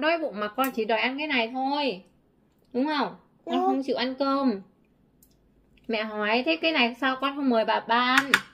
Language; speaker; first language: Vietnamese; native; Vietnamese